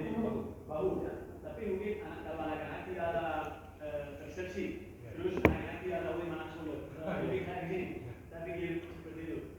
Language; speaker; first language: Indonesian; non-native, learner; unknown